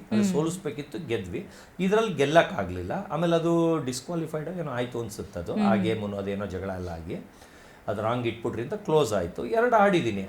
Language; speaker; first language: Kannada; native; Kannada